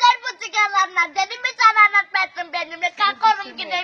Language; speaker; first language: Turkish; native; Turkish